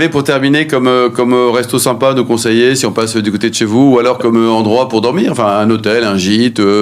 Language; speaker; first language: French; native; French